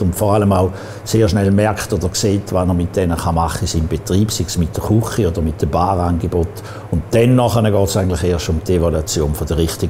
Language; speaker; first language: German; native; German